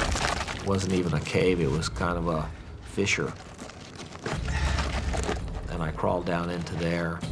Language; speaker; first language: English; native; English